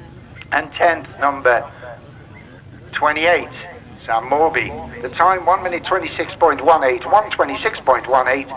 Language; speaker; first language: English; native; English